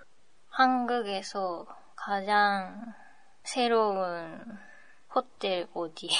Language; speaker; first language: Korean; non-native, learner; Japanese